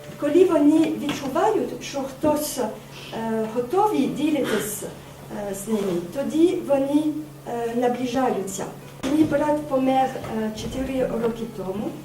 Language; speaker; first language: Ukrainian; non-native, fluent; French